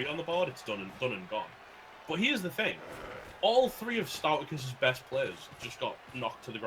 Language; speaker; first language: English; native; English